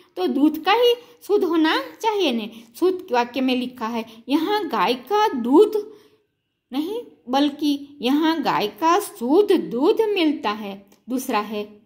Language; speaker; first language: Hindi; non-native, local second language; Gujarati